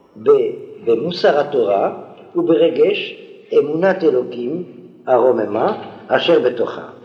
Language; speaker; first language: Hebrew; non-native, fluent; French